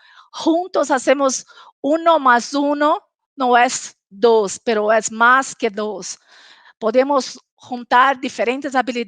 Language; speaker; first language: Spanish; non-native, local second language; Portuguese